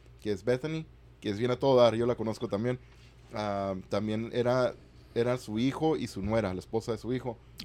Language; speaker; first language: Spanish; early bilingual, heritage; Spanish